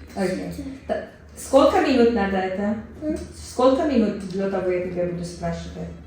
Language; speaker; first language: Russian; non-native, learner; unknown